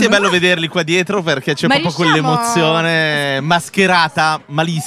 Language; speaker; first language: Italian; native; Italian